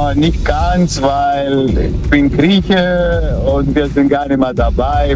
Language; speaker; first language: German; early bilingual, other home language; Greek